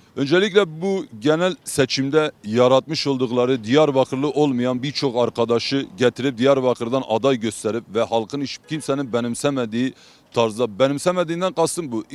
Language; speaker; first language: Turkish; non-native, local second language; Kurdish